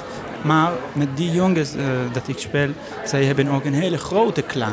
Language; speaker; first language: Dutch; non-native, learner; Hebrew